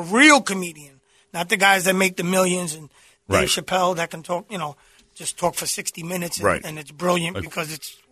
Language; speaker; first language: English; native; English